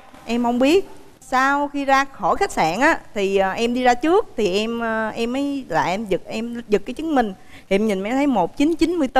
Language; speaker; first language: Vietnamese; native; Vietnamese